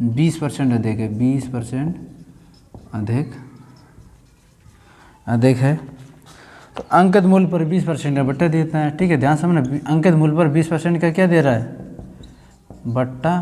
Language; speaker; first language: Hindi; native; Hindi